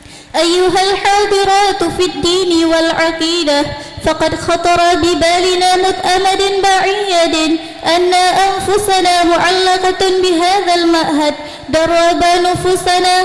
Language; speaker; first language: Arabic; non-native, learner; Indonesian